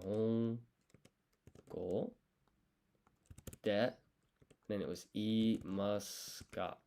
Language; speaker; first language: Japanese; non-native, learner; English